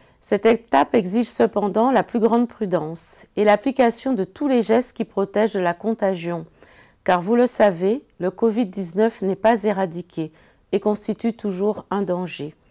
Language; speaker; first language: French; native; French